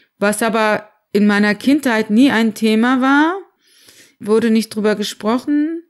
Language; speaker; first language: German; early bilingual, other home language; Turkish